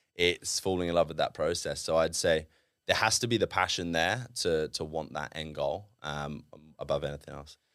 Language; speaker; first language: English; native; English